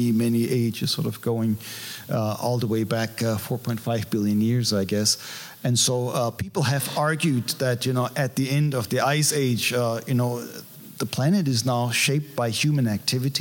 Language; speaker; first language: English; non-native, fluent; German